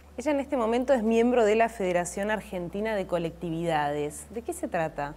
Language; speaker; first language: Spanish; native; Spanish